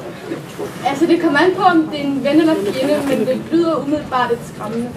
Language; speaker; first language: Danish; native; Danish